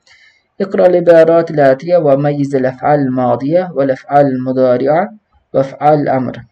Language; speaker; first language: Arabic; non-native, fluent; Kyrgyz